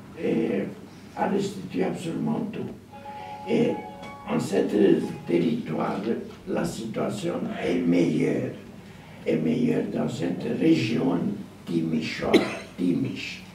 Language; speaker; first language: French; non-native, learner; Romanian